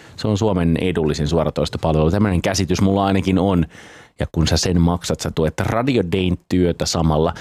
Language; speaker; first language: Finnish; native; Finnish